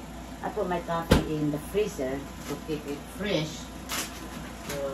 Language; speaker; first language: English; non-native, learner; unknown